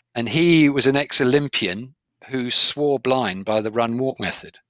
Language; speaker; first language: English; native; English